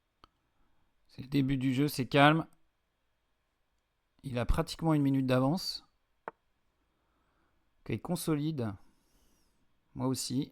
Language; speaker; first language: French; native; French